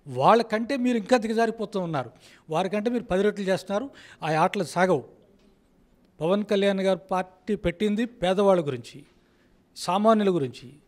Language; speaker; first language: Telugu; native; Telugu